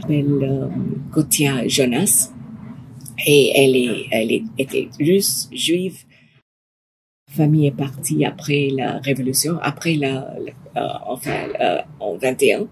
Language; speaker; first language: French; non-native, fluent; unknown